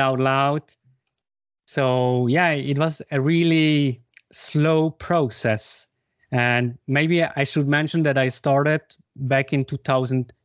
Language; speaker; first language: English; non-native, fluent; Swiss German